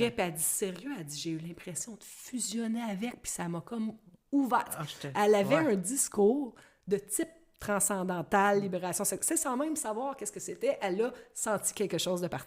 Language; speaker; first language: French; native; French